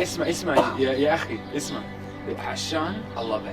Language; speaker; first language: Arabic; non-native, learner; English